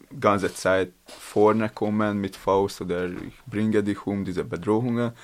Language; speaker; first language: German; non-native, learner; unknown